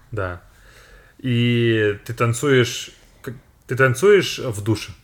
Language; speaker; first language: Russian; non-native, fluent; English